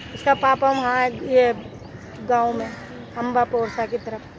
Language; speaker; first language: Hindi; native; Hindi